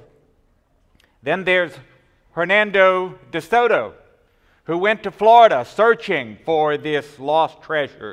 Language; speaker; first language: English; native; English